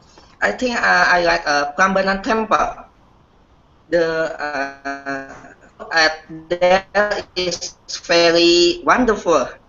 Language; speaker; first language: English; non-native, learner; Indonesian